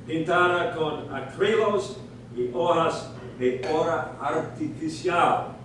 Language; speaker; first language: Spanish; non-native, learner; English